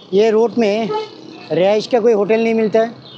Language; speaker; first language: Hindi; non-native, learner; Bangla